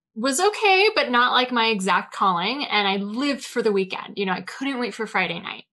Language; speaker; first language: English; native; English